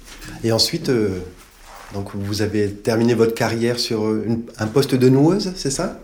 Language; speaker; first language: French; native; French